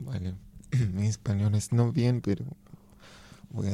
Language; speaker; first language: Spanish; non-native, learner; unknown